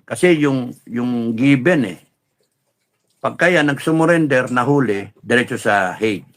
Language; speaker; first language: Filipino; native; Filipino